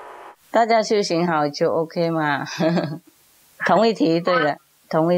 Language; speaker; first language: Chinese; non-native, fluent; Vietnamese